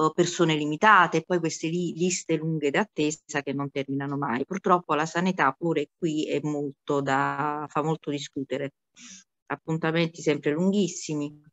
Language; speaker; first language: Italian; native; Italian